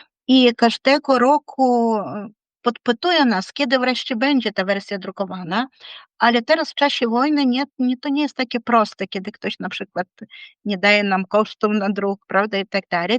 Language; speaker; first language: Polish; non-native, fluent; Ukrainian